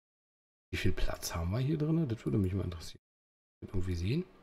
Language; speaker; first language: German; native; German